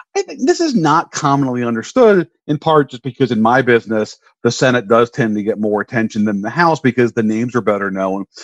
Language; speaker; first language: English; native; English